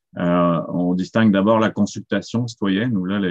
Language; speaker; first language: French; native; French